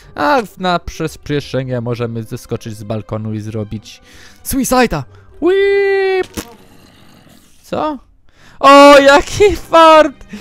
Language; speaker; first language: Polish; early bilingual, heritage; Polish